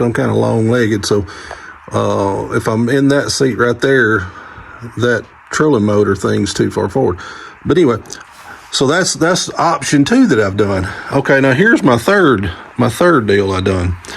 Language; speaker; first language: English; native; English